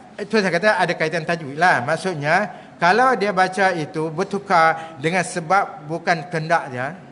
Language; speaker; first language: Malay; native; Malay